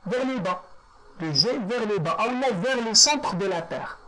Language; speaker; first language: French; non-native, local second language; Arabic